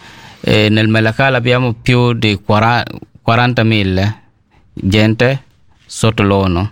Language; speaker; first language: Italian; non-native, learner; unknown